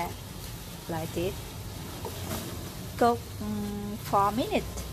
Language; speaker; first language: English; non-native, learner; Vietnamese